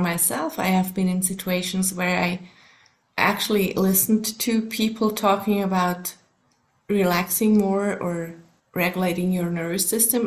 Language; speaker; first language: English; non-native, fluent; German